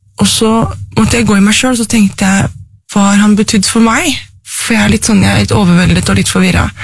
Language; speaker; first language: Norwegian; native; Norwegian